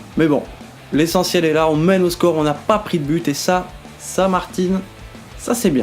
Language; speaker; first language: French; native; French